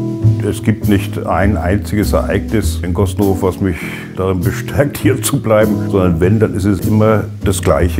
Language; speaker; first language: German; native; German